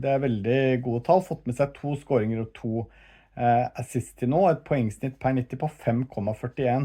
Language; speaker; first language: Norwegian; native; Norwegian